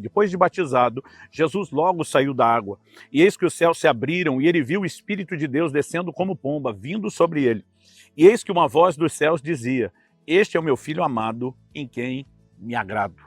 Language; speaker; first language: Portuguese; native; Portuguese